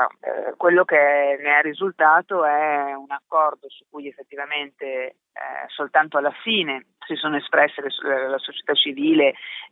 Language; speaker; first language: Italian; native; Italian